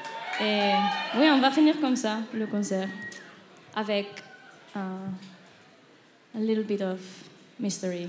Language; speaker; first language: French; non-native, learner; Catalan